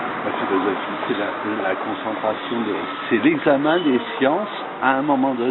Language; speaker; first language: French; non-native, fluent; English